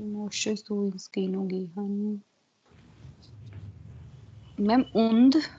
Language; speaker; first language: German; non-native, learner; Hindi